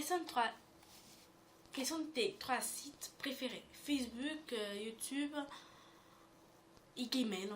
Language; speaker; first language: French; native; French